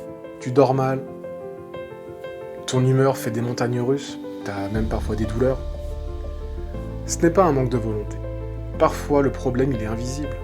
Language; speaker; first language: French; native; French